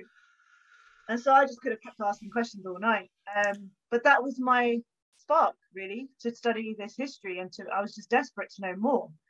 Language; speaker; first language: English; native; English